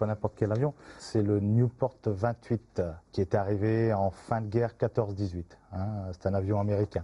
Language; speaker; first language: French; native; French